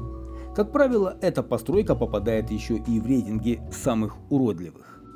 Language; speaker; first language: Russian; native; Russian